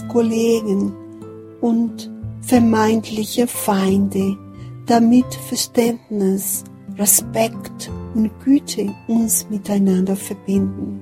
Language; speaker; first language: German; non-native, fluent; Portuguese